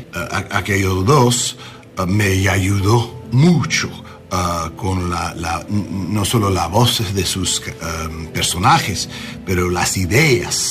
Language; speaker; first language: Spanish; non-native, learner; English